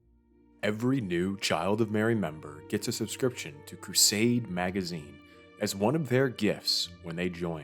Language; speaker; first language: English; native; English